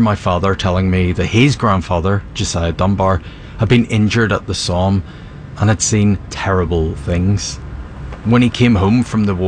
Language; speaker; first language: English; native; English